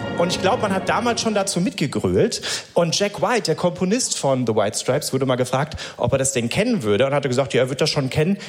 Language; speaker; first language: German; native; German